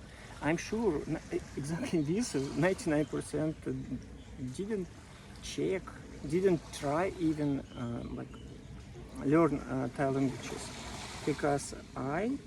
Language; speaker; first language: English; non-native, learner; Russian